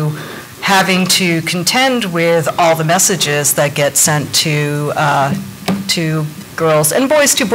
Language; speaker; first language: English; native; English